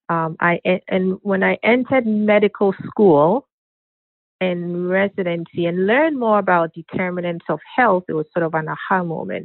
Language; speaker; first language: English; non-native, local second language; Akan